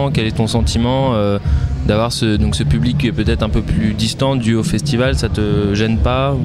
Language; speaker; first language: French; native; French